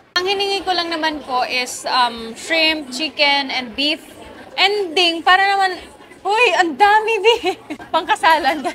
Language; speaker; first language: Filipino; native; Filipino